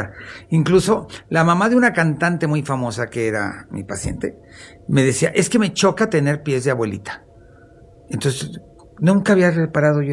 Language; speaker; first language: Spanish; native; Spanish